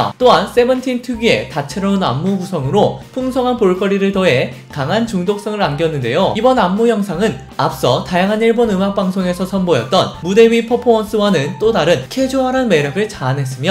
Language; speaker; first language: Korean; native; Korean